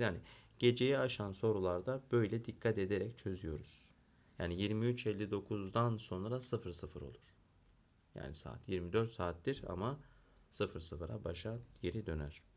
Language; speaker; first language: Turkish; native; Turkish